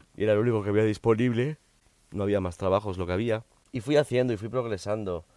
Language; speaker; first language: Spanish; early bilingual, heritage; Spanish